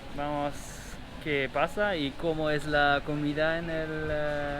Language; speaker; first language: Spanish; non-native, learner; German